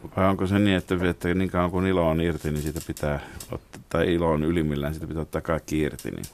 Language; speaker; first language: Finnish; native; Finnish